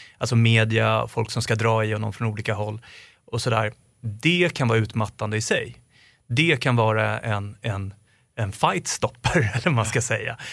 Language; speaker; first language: Swedish; native; Swedish